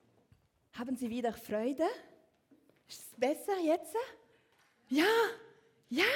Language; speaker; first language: German; non-native, learner; French